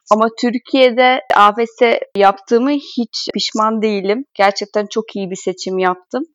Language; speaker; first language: Turkish; non-native, fluent; Hungarian